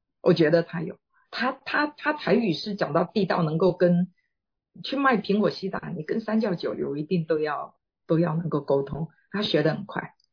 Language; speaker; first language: Chinese; native; Chinese